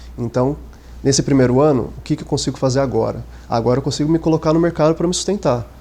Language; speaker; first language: Portuguese; native; Portuguese